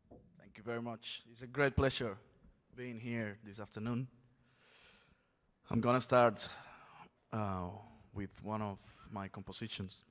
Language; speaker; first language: English; non-native, fluent; Spanish